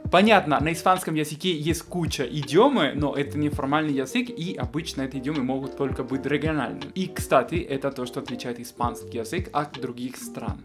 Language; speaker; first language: Russian; non-native, fluent; Spanish